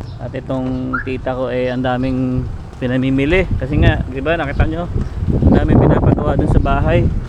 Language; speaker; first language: Filipino; native; Filipino